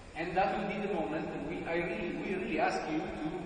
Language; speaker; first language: English; non-native, fluent; Italian